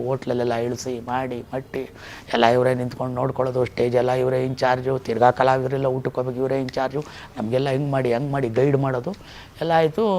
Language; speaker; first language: Kannada; native; Kannada